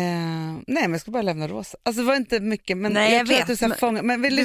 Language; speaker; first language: Swedish; native; Swedish